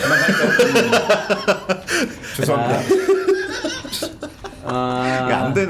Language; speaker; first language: Korean; native; Korean